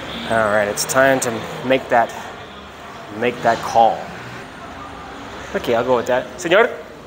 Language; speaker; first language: English; native; English